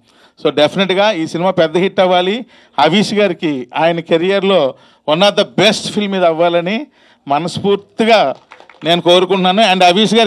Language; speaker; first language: Telugu; native; Telugu